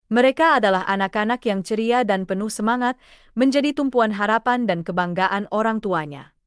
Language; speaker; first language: Indonesian; native; Indonesian